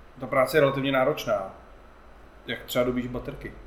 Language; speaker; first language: Czech; native; Czech